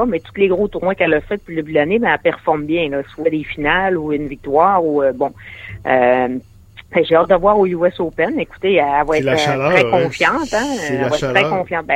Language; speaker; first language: French; native; French